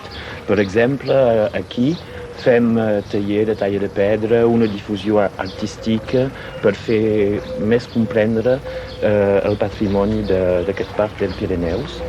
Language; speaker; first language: Catalan; non-native, local second language; French